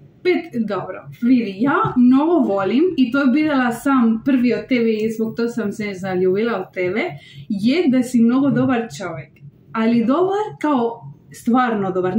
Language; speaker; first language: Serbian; non-native, learner; Spanish